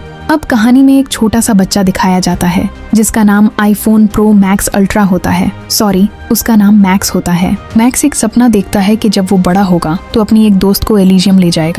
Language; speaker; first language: Hindi; native; Hindi